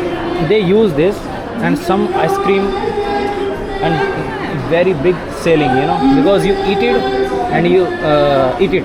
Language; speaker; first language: English; non-native, learner; Hindi